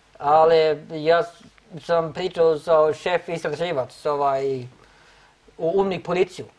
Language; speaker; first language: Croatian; non-native, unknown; Norwegian